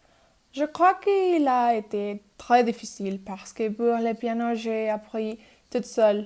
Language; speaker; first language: French; non-native, learner; Spanish